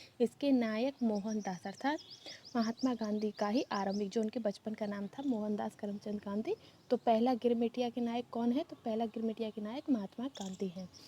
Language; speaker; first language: Hindi; native; Hindi